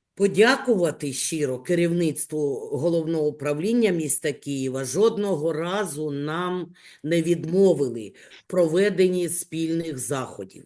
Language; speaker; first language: Ukrainian; native; Ukrainian